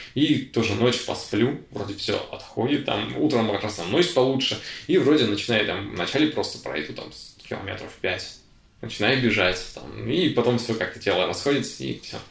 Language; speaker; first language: Russian; native; Russian